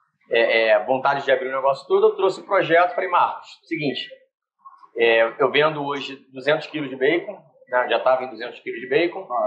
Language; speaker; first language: Portuguese; native; Portuguese